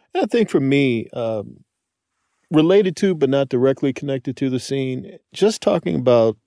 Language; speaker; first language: English; native; English